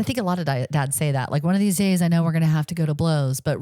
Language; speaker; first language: English; native; English